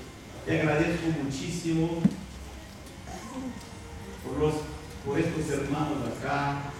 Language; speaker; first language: Spanish; native; Spanish